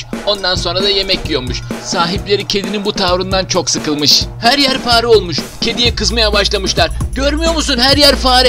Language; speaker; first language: Turkish; native; Turkish